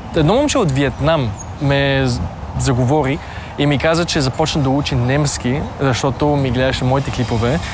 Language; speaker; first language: Bulgarian; early bilingual, heritage; Bulgarian